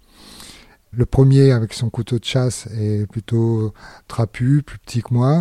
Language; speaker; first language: French; native; French